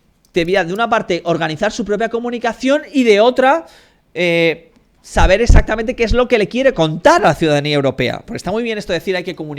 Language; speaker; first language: Spanish; native; Spanish